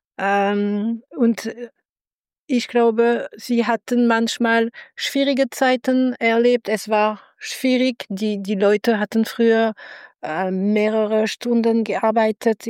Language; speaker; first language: German; non-native, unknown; French